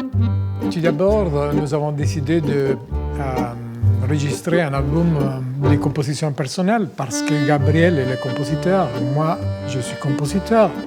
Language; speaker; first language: French; non-native, fluent; Italian